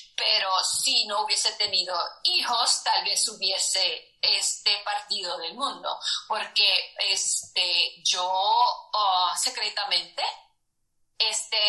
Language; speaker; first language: Spanish; early bilingual, heritage; Spanish